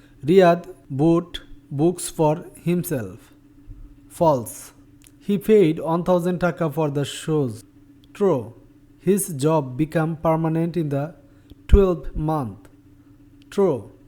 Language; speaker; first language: English; non-native, local second language; Bangla